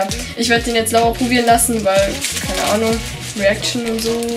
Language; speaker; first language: German; native; German